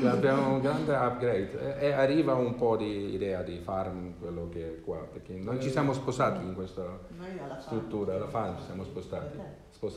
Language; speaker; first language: Italian; non-native, learner; Swedish